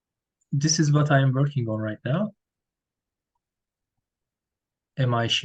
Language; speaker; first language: English; non-native, learner; Turkish